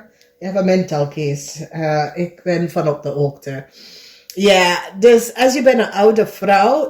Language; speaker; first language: Dutch; non-native, fluent; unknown